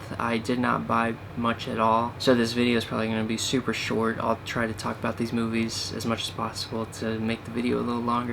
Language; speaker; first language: English; native; English